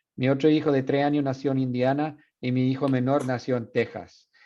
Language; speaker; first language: Spanish; non-native, fluent; English